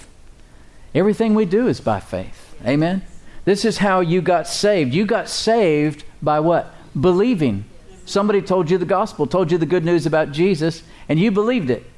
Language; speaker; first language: English; native; English